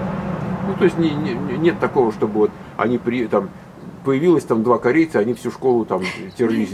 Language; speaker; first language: Russian; native; Russian